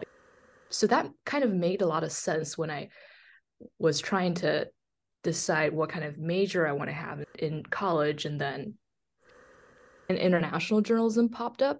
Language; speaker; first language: English; non-native, fluent; Chinese